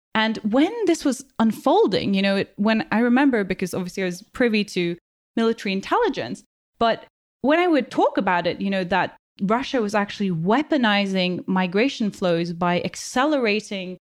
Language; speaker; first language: English; non-native, local second language; German